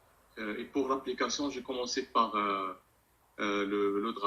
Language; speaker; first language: French; non-native, local second language; Arabic